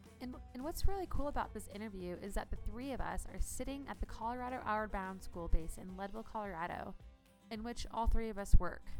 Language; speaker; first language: English; native; English